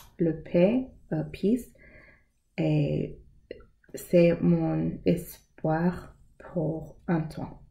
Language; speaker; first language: French; non-native, learner; English